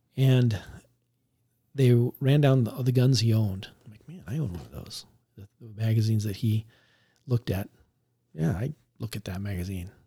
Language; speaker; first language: English; native; English